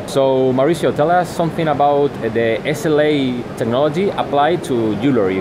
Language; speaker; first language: English; non-native, fluent; Spanish